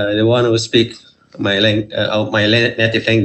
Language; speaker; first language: English; non-native, fluent; Malay